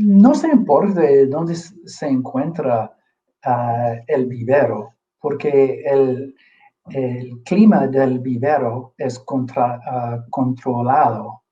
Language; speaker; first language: Spanish; non-native, fluent; English